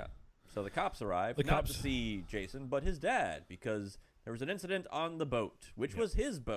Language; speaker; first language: English; native; English